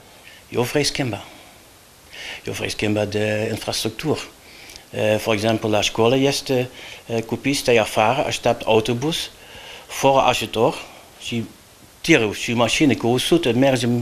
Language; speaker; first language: Romanian; non-native, learner; Dutch